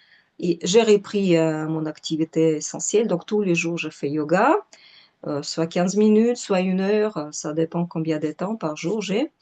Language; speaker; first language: French; non-native, fluent; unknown